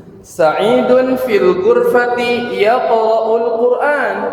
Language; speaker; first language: Arabic; non-native, fluent; Indonesian